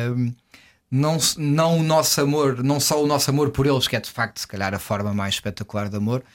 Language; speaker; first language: Portuguese; native; Portuguese